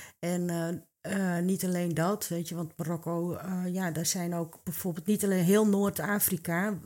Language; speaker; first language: Dutch; early bilingual, other home language; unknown